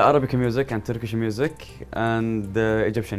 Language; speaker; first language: English; non-native, learner; Arabic